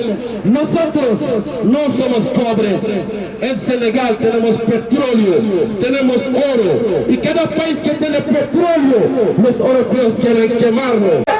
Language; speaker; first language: Spanish; non-native, local second language; Wolof